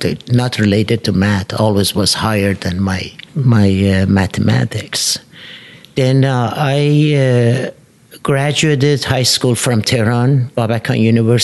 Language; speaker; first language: English; non-native, fluent; Persian